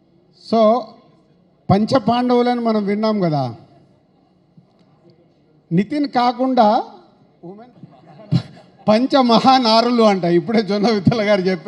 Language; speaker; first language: Telugu; native; Telugu